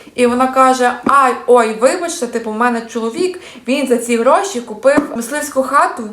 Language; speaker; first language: Ukrainian; native; Ukrainian